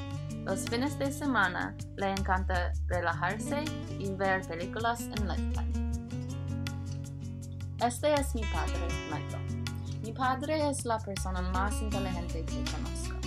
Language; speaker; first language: Spanish; non-native, learner; English